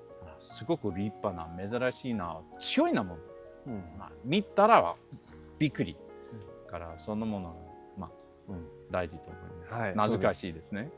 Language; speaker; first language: Japanese; non-native, learner; English